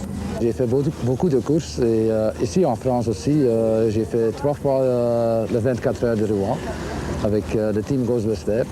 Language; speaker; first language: French; non-native, local second language; Dutch